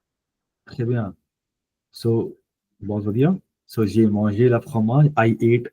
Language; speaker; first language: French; non-native, fluent; Punjabi